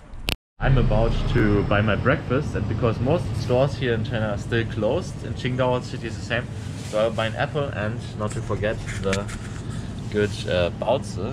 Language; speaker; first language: English; non-native, fluent; German